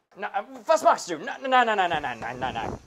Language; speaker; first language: German; non-native, learner; English